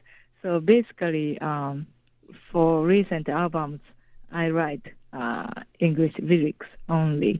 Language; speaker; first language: English; non-native, fluent; Japanese